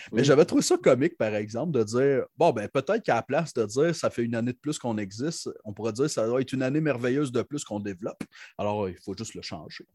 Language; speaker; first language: French; native; French